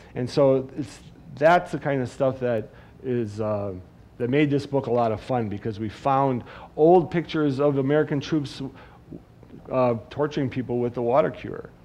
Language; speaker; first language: English; native; English